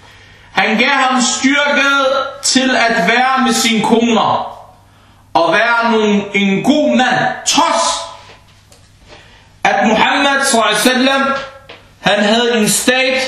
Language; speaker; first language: Danish; early bilingual, other home language; Arabic